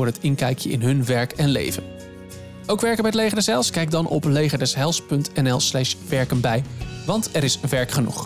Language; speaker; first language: Dutch; native; Dutch